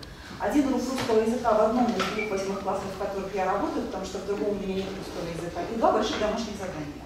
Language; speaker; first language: Russian; native; Russian